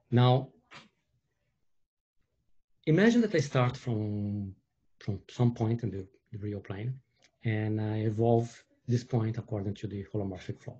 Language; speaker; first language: English; non-native, fluent; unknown